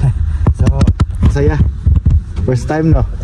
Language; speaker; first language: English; non-native, local second language; Filipino